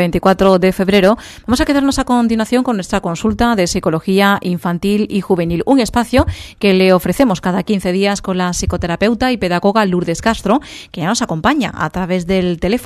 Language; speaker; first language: Spanish; native; Spanish